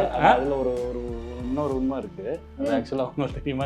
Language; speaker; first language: Tamil; native; Tamil